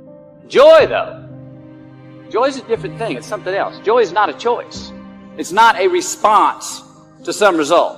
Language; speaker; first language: English; native; English